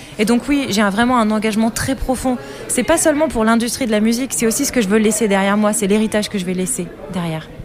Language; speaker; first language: French; non-native, fluent; Portuguese